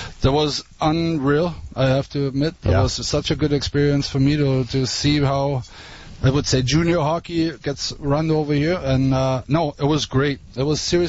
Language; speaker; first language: English; non-native, fluent; German